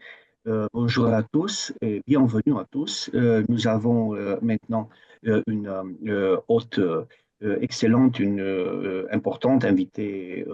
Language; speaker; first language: French; non-native, fluent; Romanian